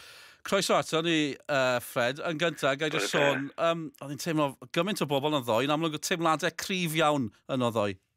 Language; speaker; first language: Welsh; native; Welsh